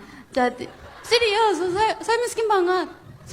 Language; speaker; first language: Indonesian; non-native, fluent; Korean